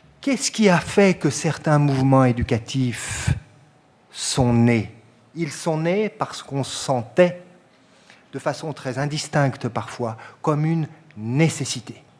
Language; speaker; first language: French; native; French